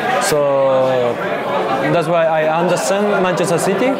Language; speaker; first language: English; non-native, learner; Japanese